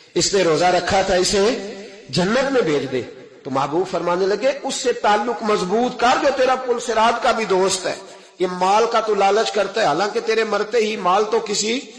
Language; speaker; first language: Urdu; non-native, local second language; Punjabi